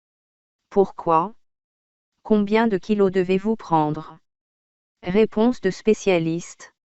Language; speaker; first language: French; native; French